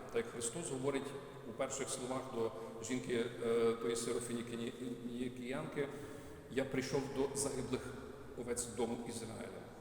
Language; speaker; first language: Ukrainian; native; Ukrainian